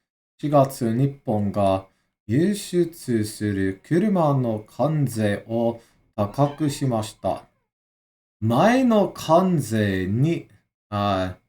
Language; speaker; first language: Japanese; non-native, learner; English